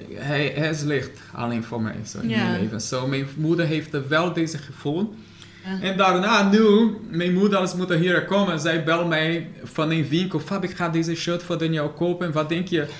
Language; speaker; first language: Dutch; non-native, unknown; Portuguese